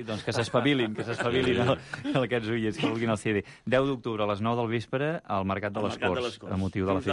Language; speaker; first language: Catalan; native; Catalan